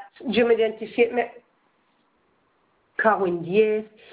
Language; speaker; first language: French; non-native, fluent; Spanish